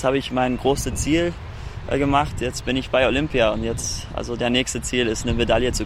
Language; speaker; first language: German; early bilingual, heritage; German